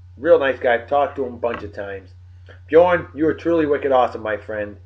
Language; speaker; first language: English; native; English